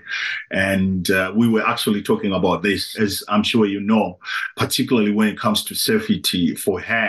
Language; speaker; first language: English; non-native, local second language; Shona